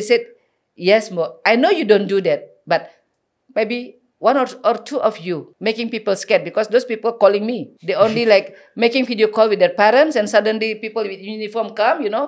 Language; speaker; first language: English; non-native, fluent; Balinese